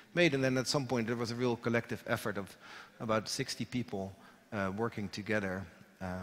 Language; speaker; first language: English; non-native, fluent; Dutch